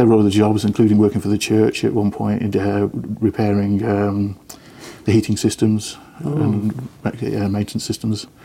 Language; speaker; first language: English; native; English